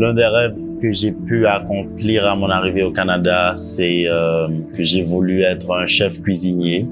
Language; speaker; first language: French; non-native, local second language; Haitian Creole